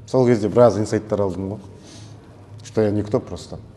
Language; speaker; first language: Russian; non-native, local second language; Kazakh